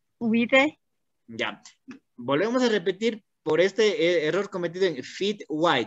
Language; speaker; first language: Spanish; native; Spanish